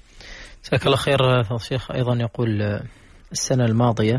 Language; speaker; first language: Arabic; native; Arabic